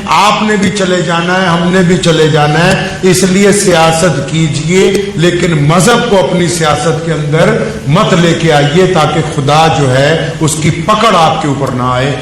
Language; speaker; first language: Urdu; non-native, local second language; Punjabi